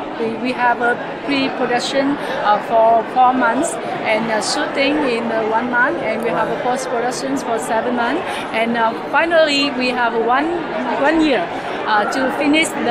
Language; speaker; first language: English; non-native, learner; Vietnamese